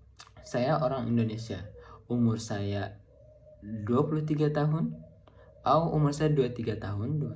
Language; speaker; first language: Indonesian; non-native, fluent; Arabic